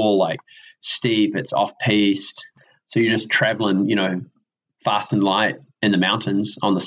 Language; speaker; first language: English; native; English